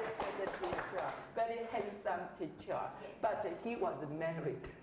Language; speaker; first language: English; non-native, fluent; Chinese